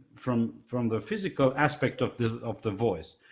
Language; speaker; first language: English; non-native, fluent; Romanian